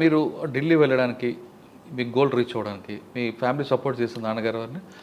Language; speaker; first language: Telugu; native; Telugu